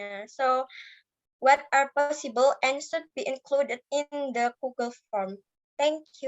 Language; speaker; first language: English; non-native, learner; Indonesian